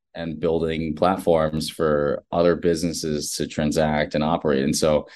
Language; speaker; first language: English; native; English